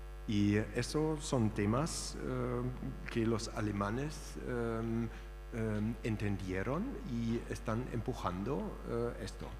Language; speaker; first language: Spanish; non-native, fluent; German